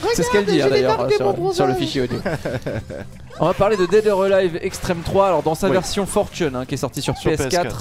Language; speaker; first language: French; native; French